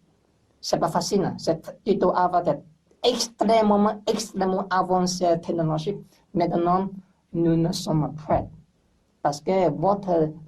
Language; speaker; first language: French; non-native, learner; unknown